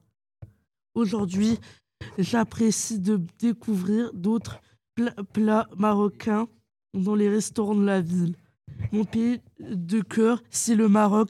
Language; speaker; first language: French; early bilingual, other home language; Arabic